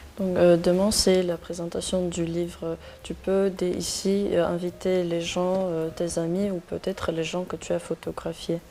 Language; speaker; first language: French; non-native, fluent; Armenian